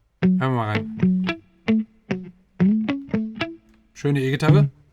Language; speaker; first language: German; native; German